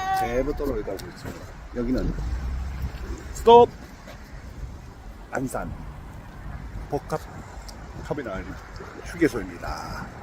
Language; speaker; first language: Korean; native; Korean